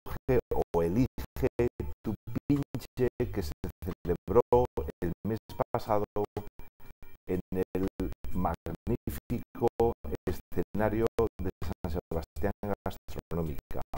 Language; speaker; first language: Spanish; native; Spanish